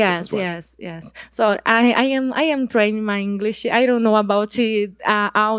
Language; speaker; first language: English; non-native, learner; Portuguese